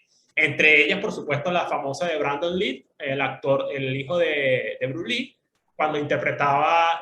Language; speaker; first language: Spanish; native; Spanish